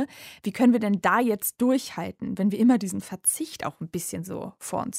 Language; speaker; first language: German; native; German